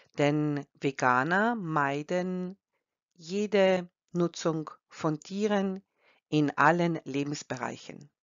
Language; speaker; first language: German; non-native, fluent; Croatian